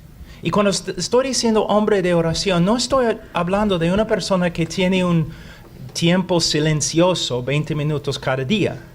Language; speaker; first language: Spanish; non-native, fluent; English